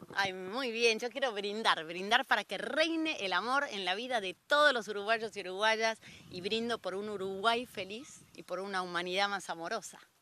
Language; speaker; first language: Spanish; native; Spanish